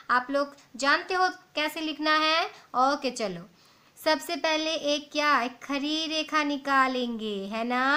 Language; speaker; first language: Hindi; non-native, local second language; Bangla